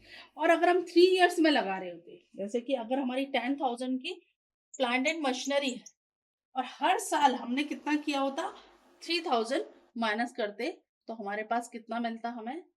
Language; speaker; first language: Hindi; native; Hindi